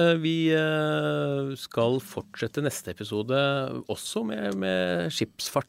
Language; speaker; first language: Norwegian; native; Norwegian